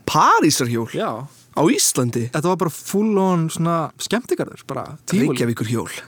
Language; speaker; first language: Icelandic; early bilingual, heritage; Icelandic